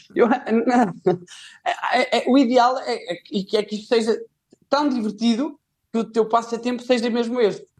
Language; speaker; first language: Portuguese; native; Portuguese